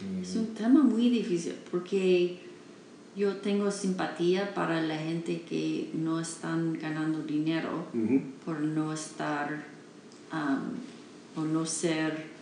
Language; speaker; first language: Spanish; non-native, learner; English